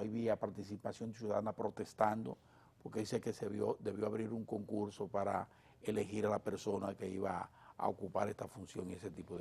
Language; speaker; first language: Spanish; native; Spanish